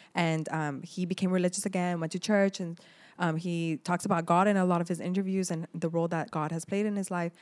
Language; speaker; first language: English; early bilingual, other home language; Arabic